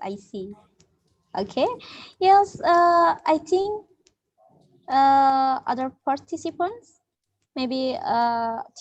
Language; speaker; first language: English; non-native, learner; Indonesian